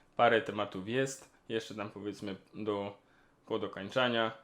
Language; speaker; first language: Polish; non-native, local second language; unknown